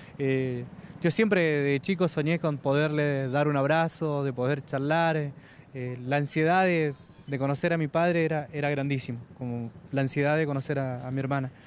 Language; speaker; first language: Spanish; native; Spanish